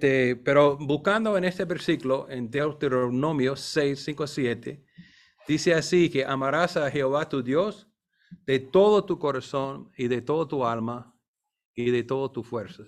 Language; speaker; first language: Spanish; non-native, fluent; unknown